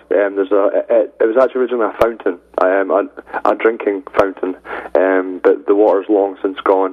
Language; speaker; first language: English; native; English